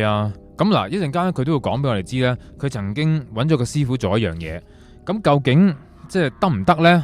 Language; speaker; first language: Cantonese; native; Cantonese